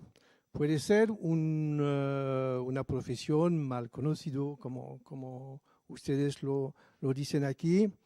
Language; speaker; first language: Spanish; non-native, fluent; French